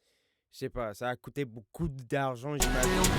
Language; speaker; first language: French; non-native, fluent; English